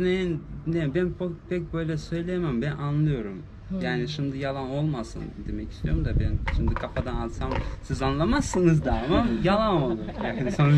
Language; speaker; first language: Turkish; non-native, fluent; Russian